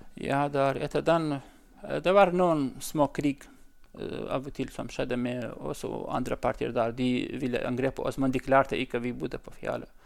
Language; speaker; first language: Norwegian; non-native, learner; Central Kurdish